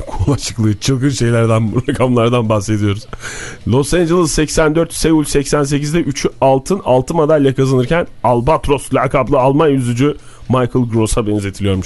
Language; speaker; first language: Turkish; native; Turkish